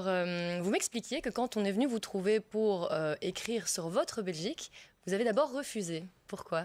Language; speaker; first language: French; native; French